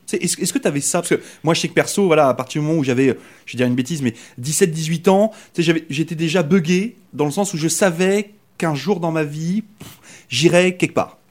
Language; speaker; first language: French; native; French